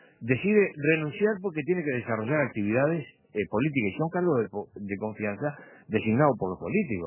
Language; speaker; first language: Spanish; native; Spanish